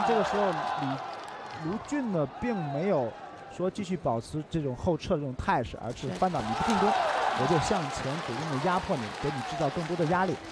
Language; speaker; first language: Chinese; native; Chinese